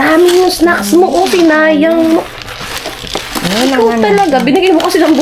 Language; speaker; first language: Filipino; native; Filipino